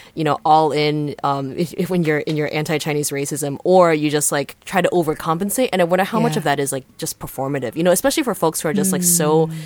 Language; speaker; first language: English; native; English